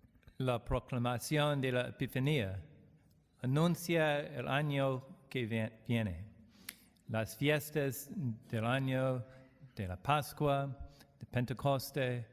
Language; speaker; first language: Spanish; non-native, learner; English